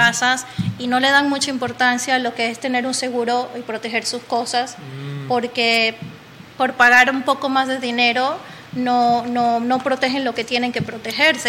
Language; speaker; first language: Spanish; native; Spanish